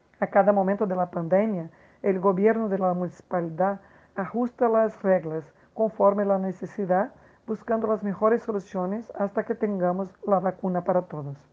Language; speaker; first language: Spanish; non-native, fluent; Portuguese